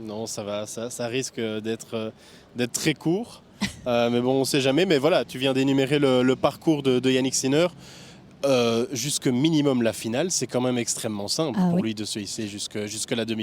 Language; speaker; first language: French; native; French